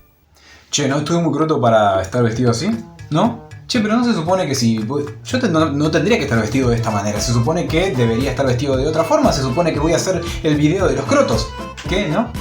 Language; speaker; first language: Spanish; native; Spanish